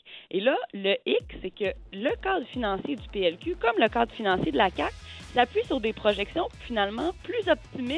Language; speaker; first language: French; native; French